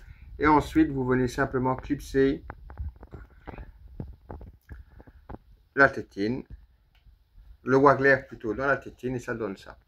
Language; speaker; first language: French; native; French